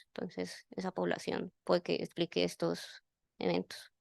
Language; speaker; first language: Spanish; native; Spanish